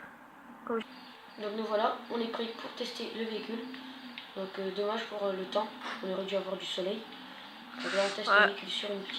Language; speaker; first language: French; native; French